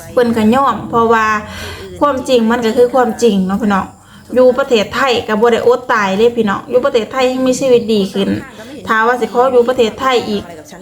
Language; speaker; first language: Thai; native; Thai